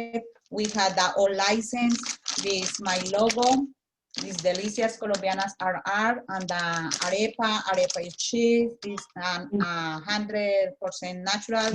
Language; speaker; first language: English; non-native, learner; Spanish